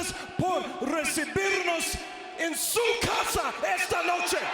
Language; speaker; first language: Spanish; non-native, learner; English